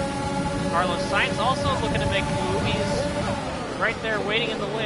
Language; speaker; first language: English; native; English